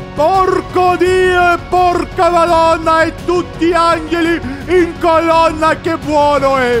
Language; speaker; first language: Italian; non-native, learner; English